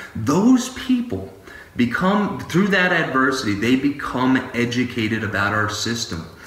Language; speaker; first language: English; native; English